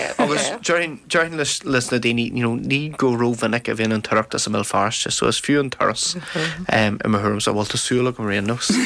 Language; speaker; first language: Irish; non-native, local second language; English